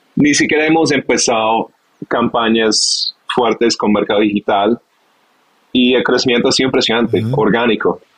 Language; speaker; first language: Spanish; non-native, fluent; English